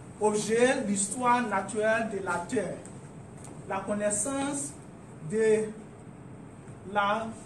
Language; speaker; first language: French; non-native, learner; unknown